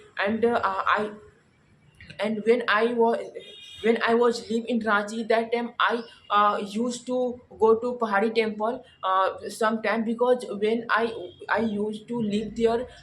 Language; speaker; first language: English; non-native, learner; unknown